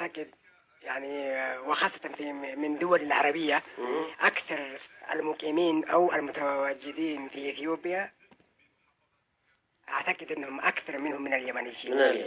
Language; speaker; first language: Arabic; non-native, fluent; Oromo